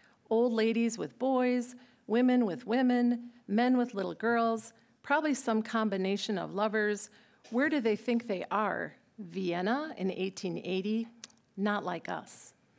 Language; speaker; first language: English; native; English